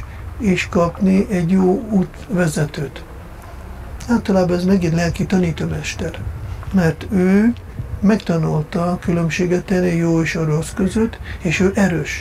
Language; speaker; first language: Hungarian; non-native, fluent; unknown